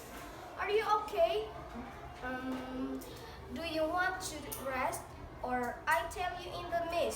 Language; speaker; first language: English; non-native, learner; Indonesian